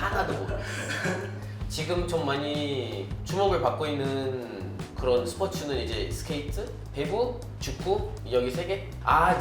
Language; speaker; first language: Korean; non-native, fluent; Portuguese